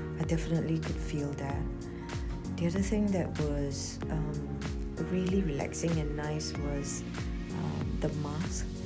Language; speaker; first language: English; native; English